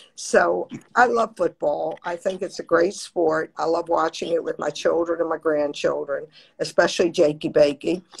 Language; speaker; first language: English; native; English